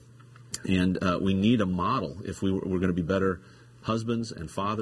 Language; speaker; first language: English; native; English